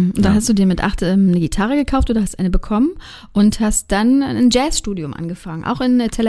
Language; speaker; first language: German; native; German